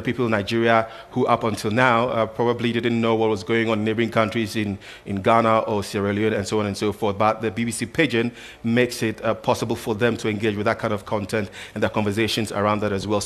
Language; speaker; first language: English; non-native, local second language; Akan